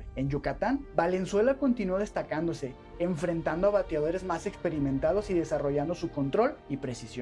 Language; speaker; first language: Spanish; native; Spanish